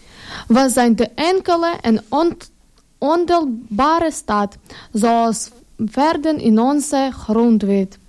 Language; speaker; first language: Dutch; non-native, learner; Ukrainian